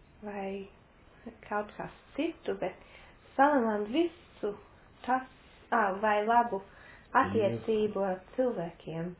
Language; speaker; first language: Latvian; non-native, local second language; Russian